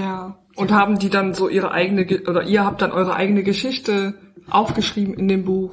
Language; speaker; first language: German; native; German